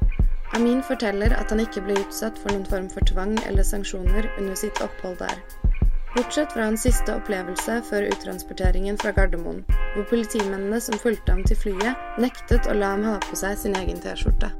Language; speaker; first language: Norwegian; native; Norwegian